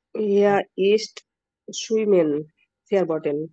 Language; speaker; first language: German; non-native, learner; Bangla